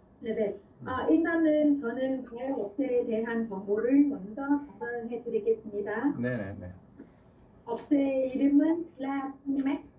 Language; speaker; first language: Korean; non-native, fluent; Vietnamese